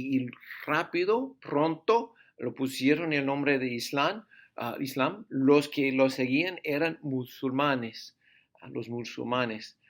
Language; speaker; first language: Spanish; non-native, fluent; English